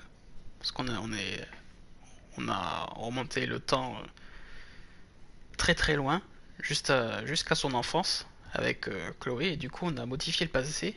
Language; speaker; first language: French; native; French